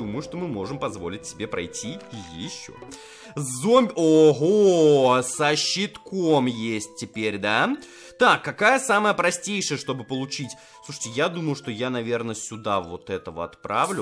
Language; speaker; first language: Russian; native; Russian